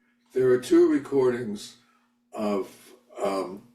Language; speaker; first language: English; native; English